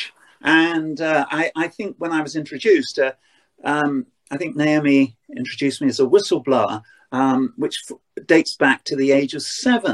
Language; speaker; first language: English; native; English